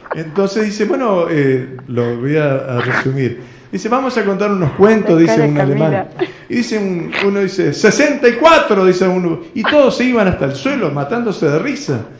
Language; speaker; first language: Spanish; native; Spanish